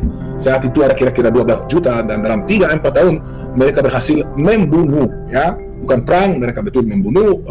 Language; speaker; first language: Indonesian; non-native, fluent; Hebrew